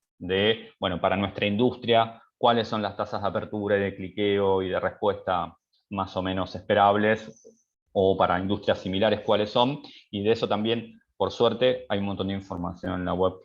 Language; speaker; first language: Spanish; native; Spanish